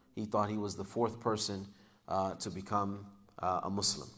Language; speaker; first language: English; native; English